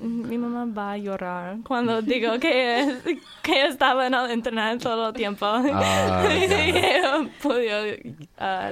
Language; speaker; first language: Spanish; non-native, learner; English